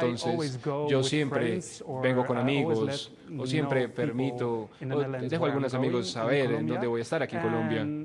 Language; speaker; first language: Spanish; non-native, fluent; Dutch